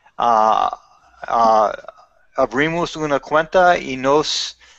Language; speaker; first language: Spanish; non-native, learner; English